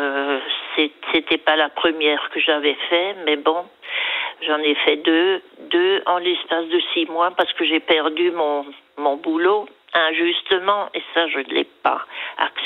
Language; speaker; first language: French; native; French